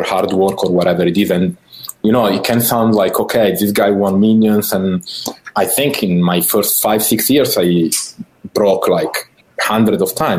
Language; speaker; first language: English; non-native, fluent; Italian